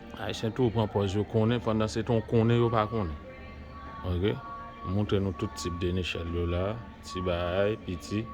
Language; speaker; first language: French; non-native, learner; Haitian Creole